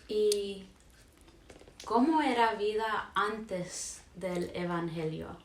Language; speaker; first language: Spanish; early bilingual, heritage; English